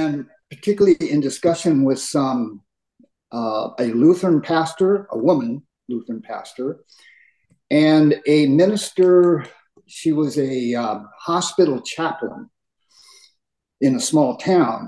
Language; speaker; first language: English; native; English